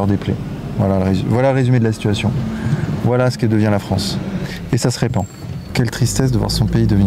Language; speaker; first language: French; native; French